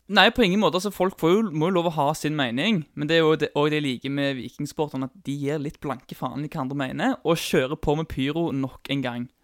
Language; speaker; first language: Norwegian; native; Norwegian